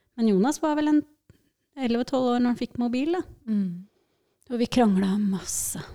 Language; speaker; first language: Norwegian; native; Norwegian